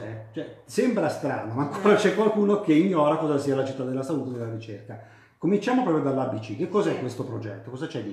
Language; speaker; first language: Italian; native; Italian